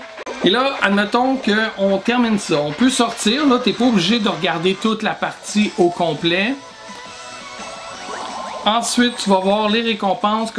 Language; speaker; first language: French; native; French